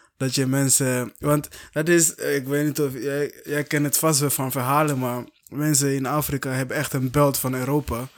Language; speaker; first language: Dutch; early bilingual, other home language; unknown